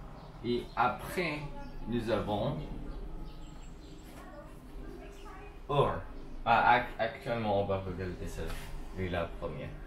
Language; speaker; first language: French; non-native, learner; English